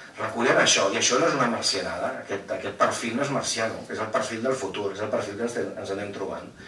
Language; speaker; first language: Catalan; non-native, local second language; Spanish